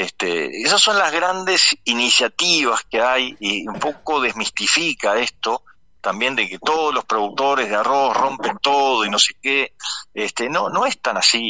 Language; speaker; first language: Spanish; native; Spanish